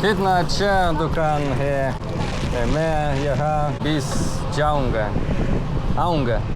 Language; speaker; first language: Hindi; non-native, learner; English